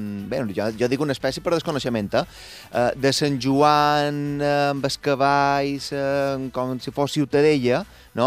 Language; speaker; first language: Catalan; native; Catalan